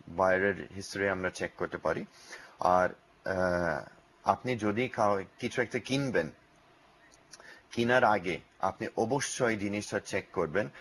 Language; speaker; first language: Bangla; non-native, learner; English